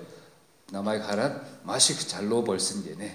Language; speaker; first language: Mongolian; non-native, fluent; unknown